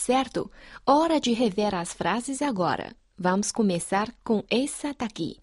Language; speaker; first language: Portuguese; non-native, fluent; Chinese